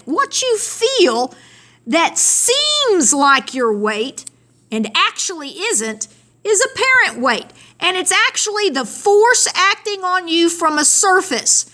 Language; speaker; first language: English; native; English